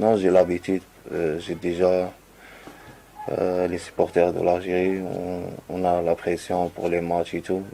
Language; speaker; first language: French; non-native, learner; Arabic